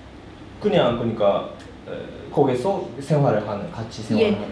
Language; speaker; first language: Korean; early bilingual, heritage; Korean